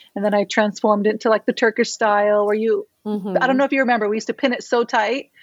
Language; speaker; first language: English; native; English